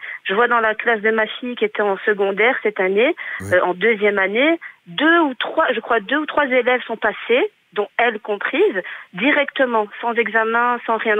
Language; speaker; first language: French; native; French